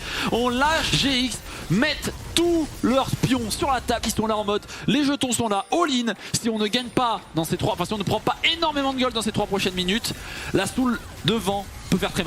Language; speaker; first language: French; native; French